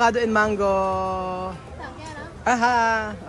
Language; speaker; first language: English; non-native, learner; Filipino